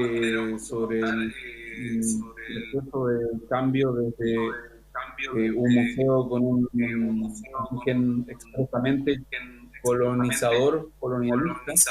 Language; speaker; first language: Spanish; native; Spanish